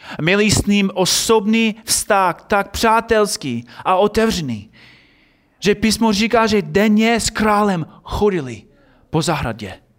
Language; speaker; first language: Czech; non-native, fluent; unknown